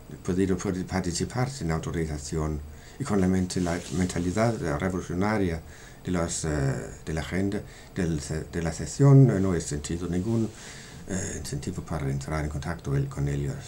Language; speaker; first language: Spanish; non-native, fluent; Danish